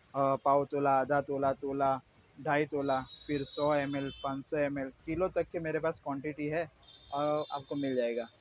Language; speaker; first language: Hindi; non-native, local second language; Gujarati